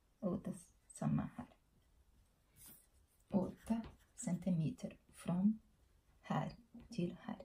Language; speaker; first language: Swedish; non-native, learner; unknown